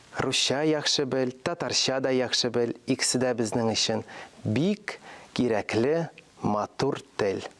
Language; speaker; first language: Tatar; non-native, local second language; Russian